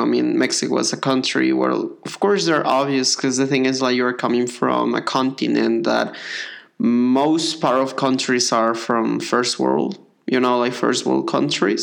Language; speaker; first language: English; non-native, fluent; Spanish